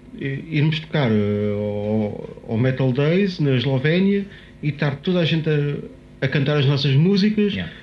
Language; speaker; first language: Portuguese; native; Portuguese